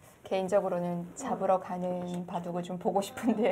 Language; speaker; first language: Korean; native; Korean